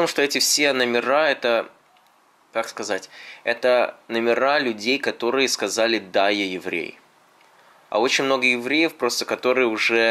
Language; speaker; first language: Russian; early bilingual, heritage; Russian